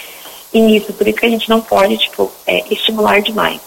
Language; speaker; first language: Portuguese; native; Portuguese